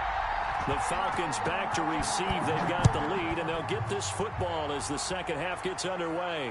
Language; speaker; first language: English; native; English